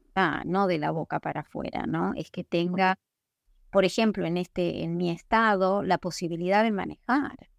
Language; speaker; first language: Spanish; native; Spanish